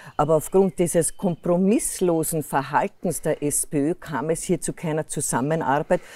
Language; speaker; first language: German; native; German